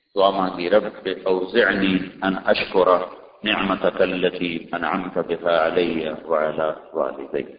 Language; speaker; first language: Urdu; non-native, local second language; Punjabi